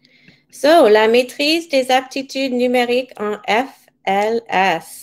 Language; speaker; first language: French; non-native, fluent; English